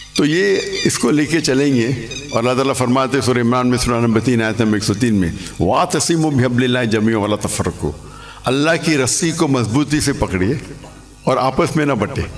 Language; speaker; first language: Urdu; non-native, local second language; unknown